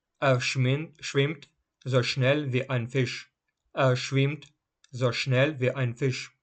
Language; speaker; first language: German; non-native, fluent; Ukrainian